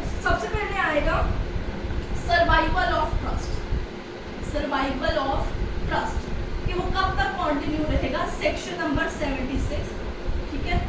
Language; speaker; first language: Hindi; native; Hindi